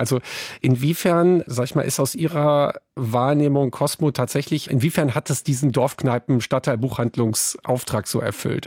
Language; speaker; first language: German; native; German